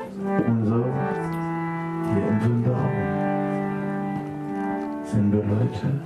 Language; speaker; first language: German; non-native, fluent; Dutch